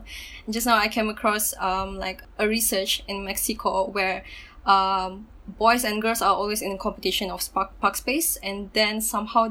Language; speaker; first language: English; non-native, local second language; Malay